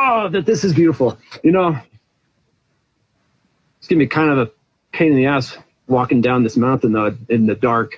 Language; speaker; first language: English; native; English